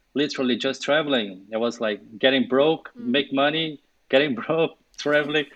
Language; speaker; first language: English; non-native, fluent; Portuguese